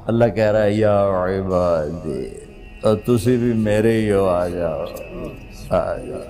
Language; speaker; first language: Urdu; non-native, local second language; Punjabi